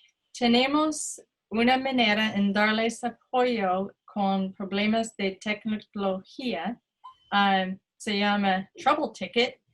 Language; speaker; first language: Spanish; non-native, fluent; English